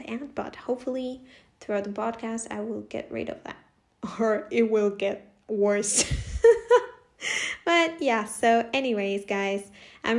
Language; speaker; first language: English; non-native, fluent; Spanish